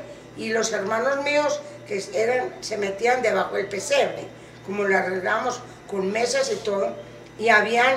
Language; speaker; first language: Spanish; native; Spanish